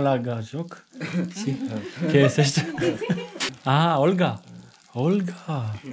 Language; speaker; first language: Spanish; non-native, learner; Bulgarian